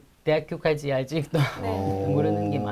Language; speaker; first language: Korean; non-native, fluent; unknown